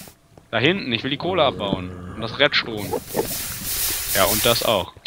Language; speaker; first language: German; native; German